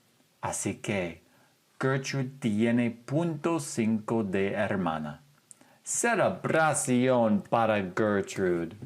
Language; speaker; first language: Spanish; non-native, fluent; English